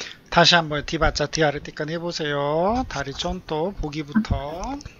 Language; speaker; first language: Korean; native; Korean